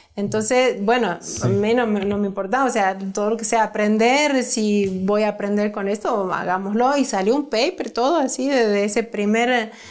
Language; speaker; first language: Spanish; native; Spanish